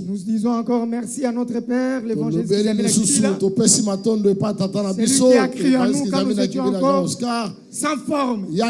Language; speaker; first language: French; non-native, local second language; Lingala